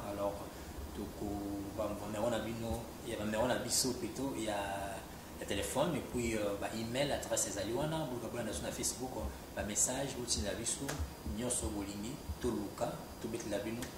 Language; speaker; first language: French; non-native, local second language; Lingala